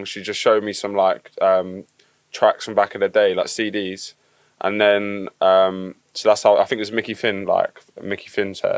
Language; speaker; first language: English; native; English